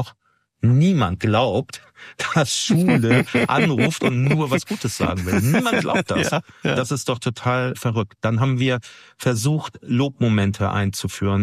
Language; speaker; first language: German; native; German